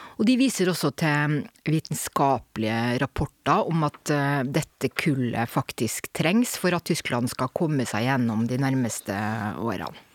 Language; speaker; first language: Norwegian; native; Norwegian